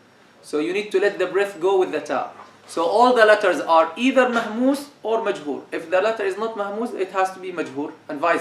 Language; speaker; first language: English; non-native, fluent; Arabic